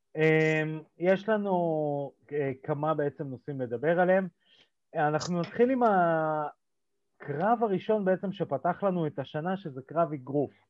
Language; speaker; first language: Hebrew; early bilingual, other home language; Russian